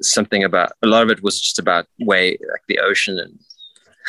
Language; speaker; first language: English; native; English